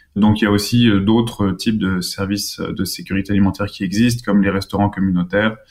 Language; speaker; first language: French; native; French